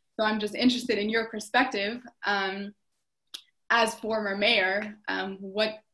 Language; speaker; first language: English; native; English